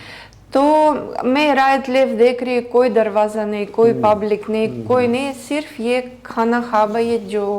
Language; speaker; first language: Hindi; non-native, learner; Greek